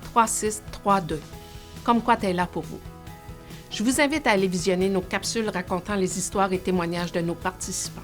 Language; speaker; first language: French; native; French